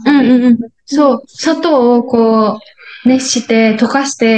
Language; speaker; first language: Japanese; native; Japanese